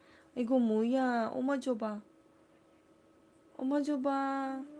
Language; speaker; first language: Korean; non-native, learner; Cebuano